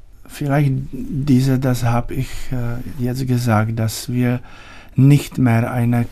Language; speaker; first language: German; non-native, learner; Czech